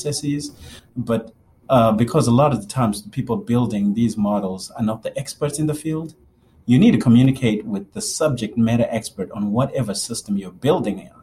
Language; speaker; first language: English; non-native, local second language; Shona